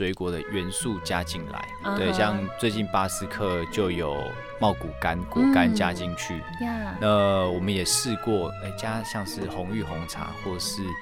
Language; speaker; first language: Chinese; native; Chinese